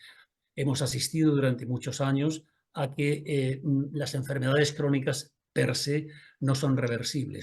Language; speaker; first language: Spanish; native; Spanish